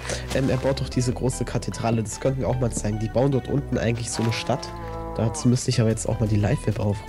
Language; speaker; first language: German; native; German